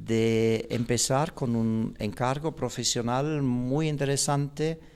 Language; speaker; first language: Spanish; non-native, fluent; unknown